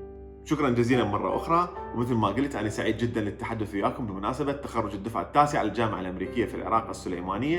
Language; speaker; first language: Arabic; native; Arabic